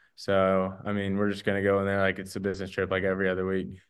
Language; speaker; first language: English; native; English